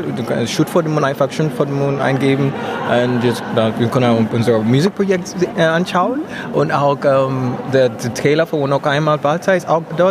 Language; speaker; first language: German; non-native, learner; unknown